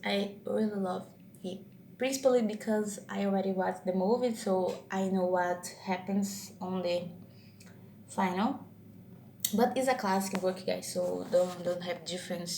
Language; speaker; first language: English; non-native, learner; Portuguese